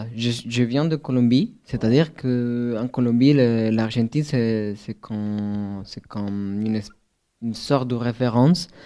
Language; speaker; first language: French; non-native, fluent; Spanish